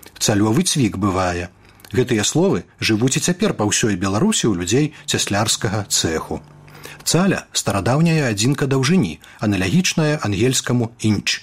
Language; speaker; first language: Belarusian; native; Belarusian